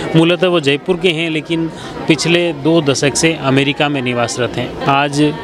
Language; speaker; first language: Hindi; native; Hindi